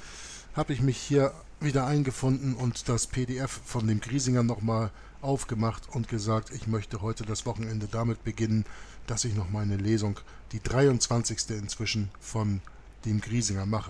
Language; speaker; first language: German; native; German